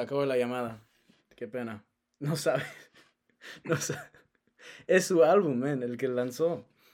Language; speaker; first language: Spanish; non-native, fluent; English